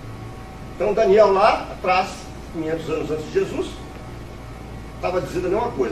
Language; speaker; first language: Portuguese; native; Portuguese